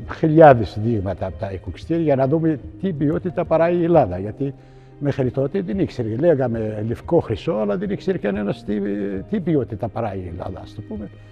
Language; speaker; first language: Greek; non-native, fluent; Arabic